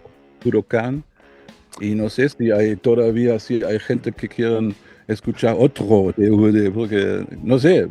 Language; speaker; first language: Spanish; non-native, learner; German